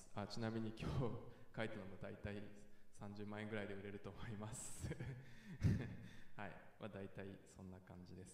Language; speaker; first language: Japanese; native; Japanese